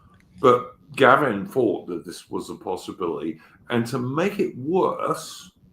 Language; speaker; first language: English; native; English